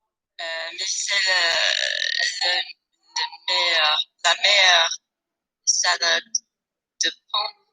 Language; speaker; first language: French; non-native, learner; English